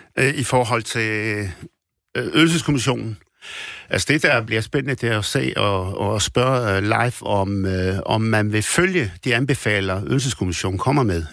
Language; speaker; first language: Danish; early bilingual, other home language; Arabic